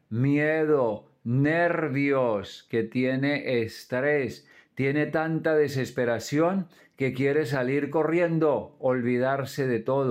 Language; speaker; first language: Spanish; native; Spanish